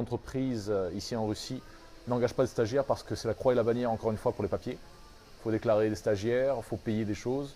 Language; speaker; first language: French; native; French